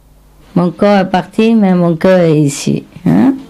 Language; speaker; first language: French; non-native, learner; Vietnamese